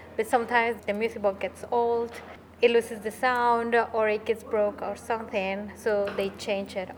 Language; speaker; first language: English; non-native, fluent; Spanish